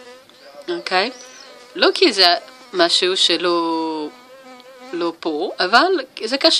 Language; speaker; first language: Hebrew; non-native, learner; Italian